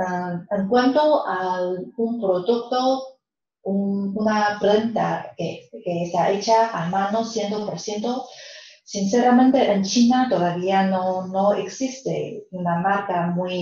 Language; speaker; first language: Spanish; non-native, fluent; Chinese